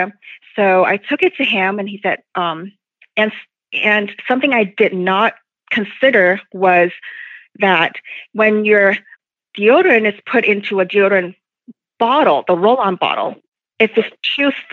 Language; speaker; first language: English; non-native, local second language; Cantonese